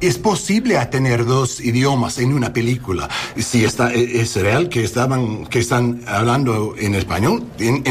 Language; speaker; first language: Spanish; non-native, learner; English